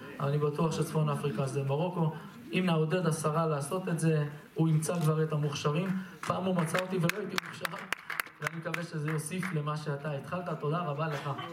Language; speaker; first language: Hebrew; native; Hebrew